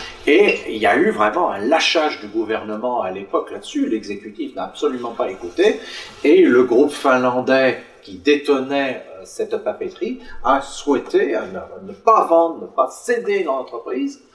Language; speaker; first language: French; native; French